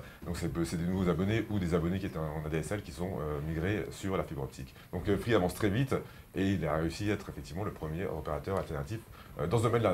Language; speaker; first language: French; native; French